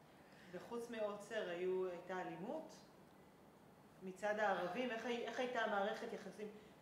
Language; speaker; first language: Hebrew; native; Hebrew